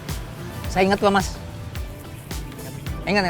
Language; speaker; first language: Indonesian; native; Indonesian